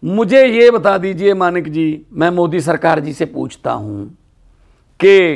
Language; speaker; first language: Hindi; non-native, local second language; Punjabi